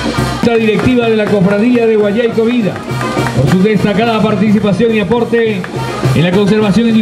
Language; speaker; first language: Spanish; native; Spanish